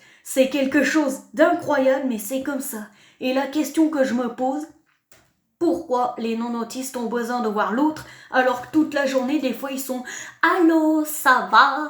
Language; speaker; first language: French; native; French